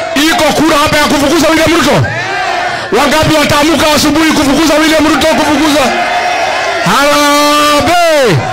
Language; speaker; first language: Swahili; non-native, local second language; Kikuyu